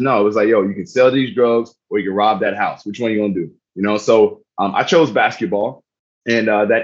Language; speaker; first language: English; native; English